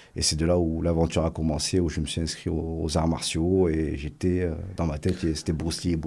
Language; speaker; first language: French; early bilingual, other home language; Arabic